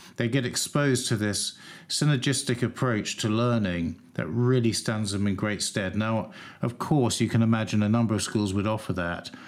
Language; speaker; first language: English; native; English